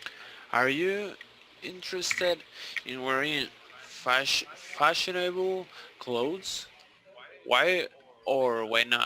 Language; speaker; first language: English; non-native, learner; Spanish